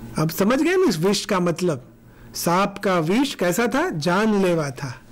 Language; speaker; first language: Hindi; non-native, local second language; Gujarati